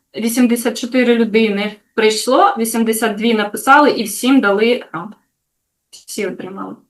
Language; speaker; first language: Ukrainian; native; Ukrainian